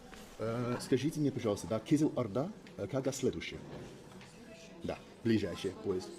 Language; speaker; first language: Russian; non-native, fluent; English